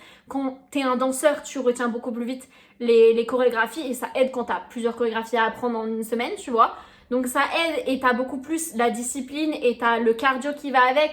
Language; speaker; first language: French; native; French